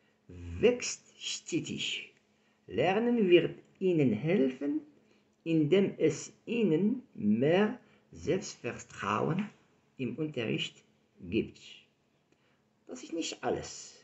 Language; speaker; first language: German; non-native, fluent; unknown